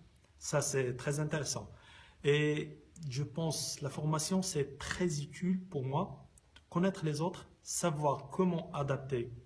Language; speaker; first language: French; non-native, local second language; Arabic